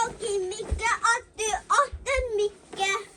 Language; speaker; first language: Swedish; early bilingual, other home language; Mongolian